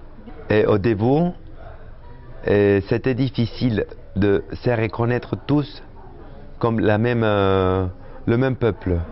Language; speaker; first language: French; non-native, fluent; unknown